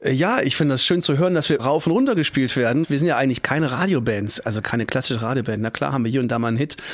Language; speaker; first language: German; native; German